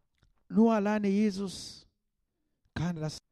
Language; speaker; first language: German; non-native, learner; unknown